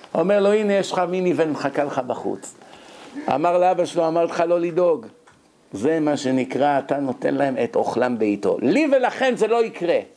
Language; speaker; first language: Hebrew; native; Hebrew